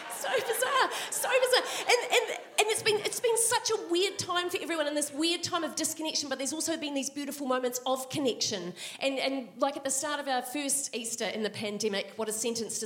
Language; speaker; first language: English; native; English